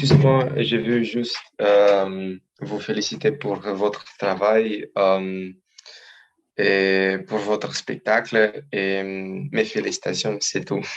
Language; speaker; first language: French; non-native, learner; Romanian